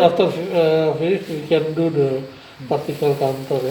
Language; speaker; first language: English; non-native, learner; Indonesian